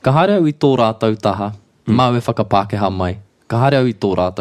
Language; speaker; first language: Māori; non-native, local second language; English